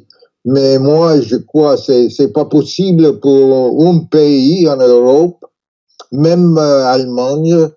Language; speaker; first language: French; non-native, learner; English